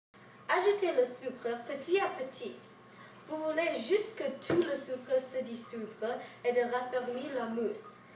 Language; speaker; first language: French; non-native, learner; English